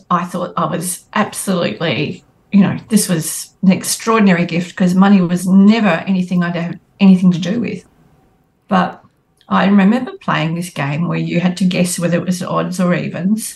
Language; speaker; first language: English; native; English